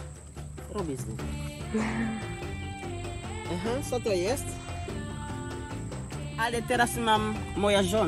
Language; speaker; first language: Polish; non-native, learner; Swahili